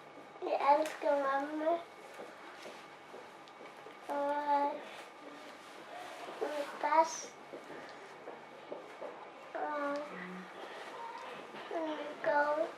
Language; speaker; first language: Icelandic; non-native, local second language; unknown